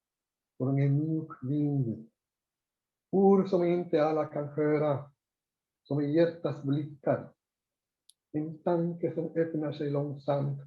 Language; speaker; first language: Swedish; non-native, fluent; Spanish